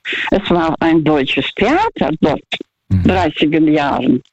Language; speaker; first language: German; early bilingual, heritage; Russian